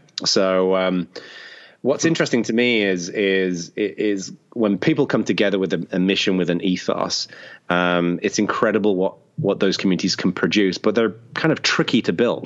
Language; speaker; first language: English; native; English